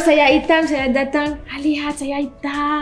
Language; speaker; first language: Indonesian; non-native, learner; French